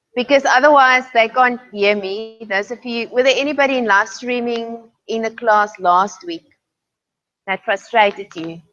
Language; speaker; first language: English; non-native, local second language; Afrikaans